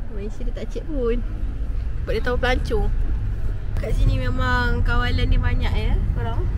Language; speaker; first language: Malay; native; Malay